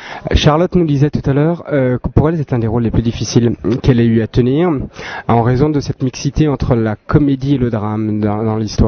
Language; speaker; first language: French; native; French